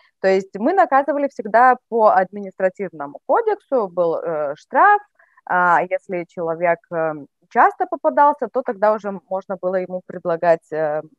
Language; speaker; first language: Russian; native; Russian